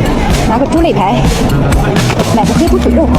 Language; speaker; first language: Chinese; native; Chinese